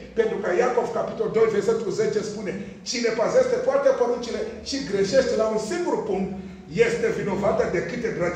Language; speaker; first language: Romanian; non-native, fluent; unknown